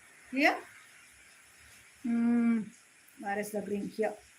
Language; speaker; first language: English; non-native, local second language; Tamil